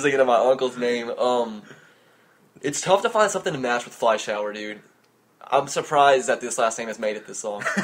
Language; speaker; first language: English; native; English